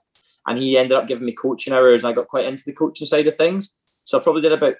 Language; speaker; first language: English; native; English